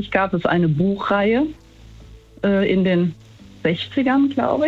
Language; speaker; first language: German; native; German